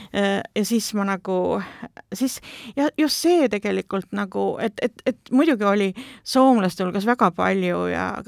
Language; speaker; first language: Estonian; native; Estonian